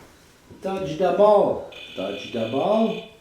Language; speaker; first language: English; non-native, learner; French